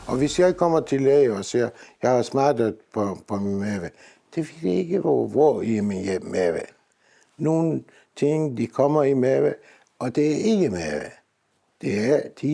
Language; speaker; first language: Danish; non-native, learner; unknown